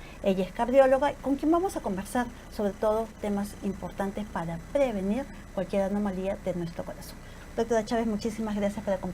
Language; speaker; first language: Spanish; native; Spanish